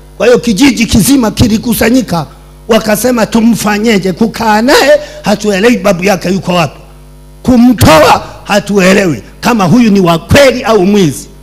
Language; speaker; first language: Swahili; non-native, local second language; Sukuma